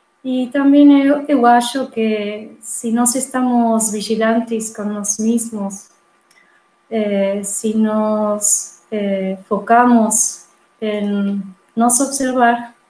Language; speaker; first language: Portuguese; non-native, fluent; Spanish